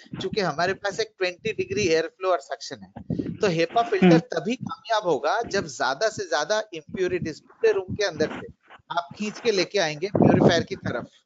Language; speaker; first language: Hindi; non-native, local second language; Bangla